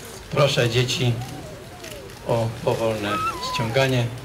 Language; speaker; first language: Polish; native; Polish